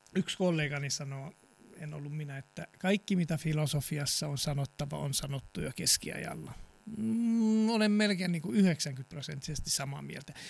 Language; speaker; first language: Finnish; non-native, fluent; Serbian